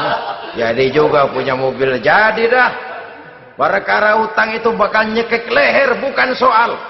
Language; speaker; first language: Indonesian; native; Indonesian